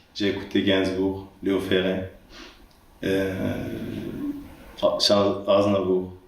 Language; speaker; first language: French; non-native, fluent; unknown